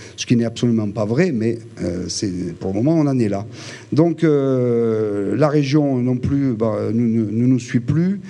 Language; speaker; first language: French; native; French